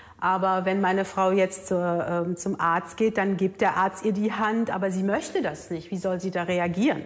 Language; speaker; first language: German; early bilingual, other home language; Arabic